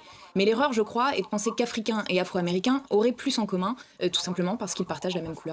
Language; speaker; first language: French; native; French